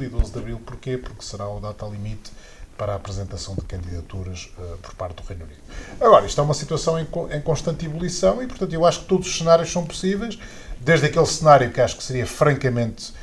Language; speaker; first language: Portuguese; native; Portuguese